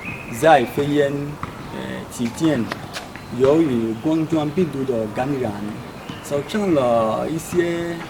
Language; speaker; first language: Chinese; non-native, learner; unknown